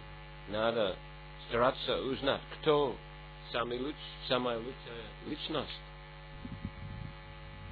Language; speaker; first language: Russian; non-native, fluent; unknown